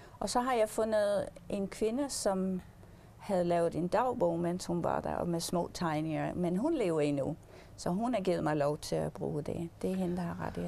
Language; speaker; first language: Danish; early bilingual, heritage; English